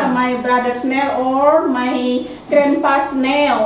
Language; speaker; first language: English; non-native, learner; Indonesian